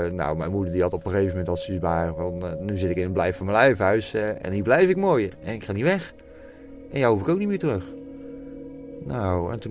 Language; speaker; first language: Dutch; native; Dutch